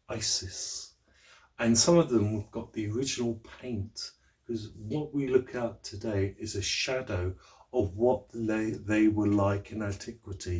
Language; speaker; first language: English; native; English